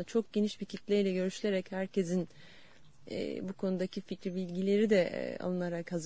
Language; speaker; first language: Turkish; native; Turkish